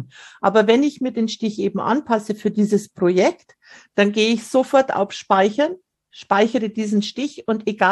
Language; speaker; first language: German; native; German